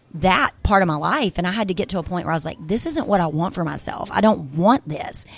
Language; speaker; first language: English; native; English